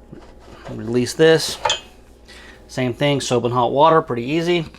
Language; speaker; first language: English; native; English